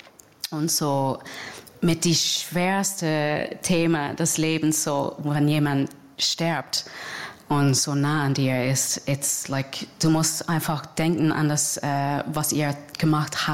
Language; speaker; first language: German; non-native, fluent; English